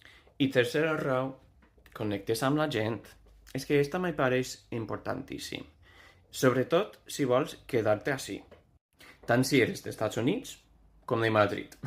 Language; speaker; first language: Catalan; non-native, fluent; English